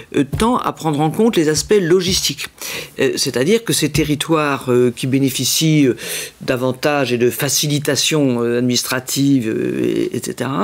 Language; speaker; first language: French; native; French